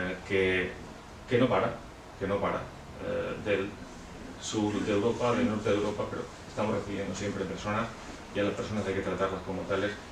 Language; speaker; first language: Spanish; native; Spanish